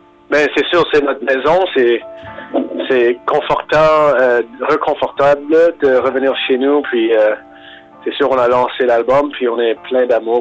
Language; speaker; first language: French; non-native, fluent; English